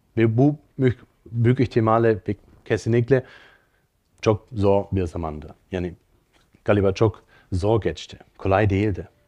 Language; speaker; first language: Turkish; non-native, fluent; German